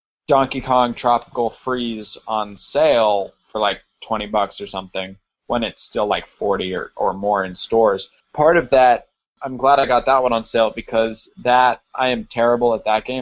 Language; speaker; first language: English; native; English